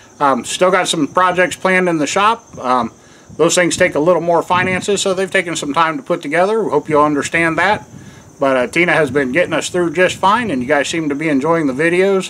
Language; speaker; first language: English; native; English